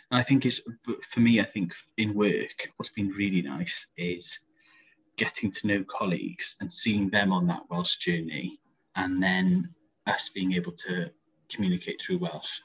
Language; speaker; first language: English; native; English